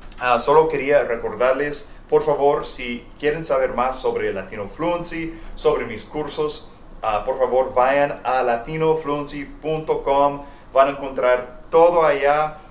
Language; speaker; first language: Spanish; non-native, fluent; English